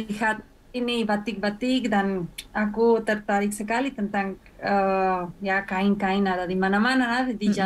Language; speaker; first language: Indonesian; non-native, fluent; Spanish